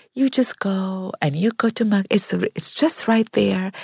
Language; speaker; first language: English; non-native, fluent; Arabic